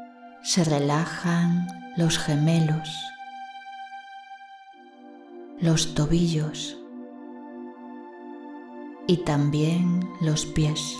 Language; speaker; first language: Spanish; native; Spanish